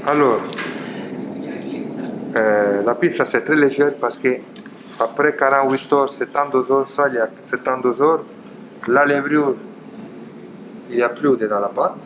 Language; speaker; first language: French; non-native, learner; Italian